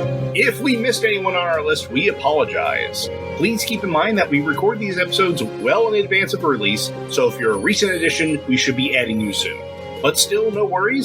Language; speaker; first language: English; native; English